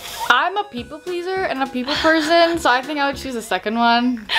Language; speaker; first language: English; early bilingual, heritage; English